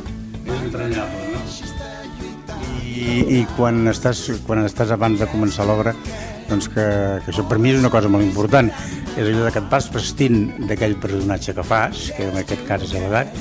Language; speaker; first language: Catalan; native; Catalan